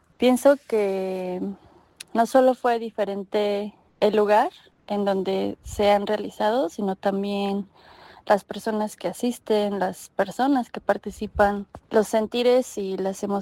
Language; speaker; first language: Spanish; native; Spanish